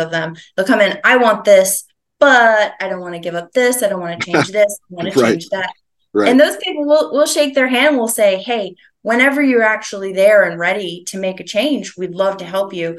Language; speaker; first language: English; native; English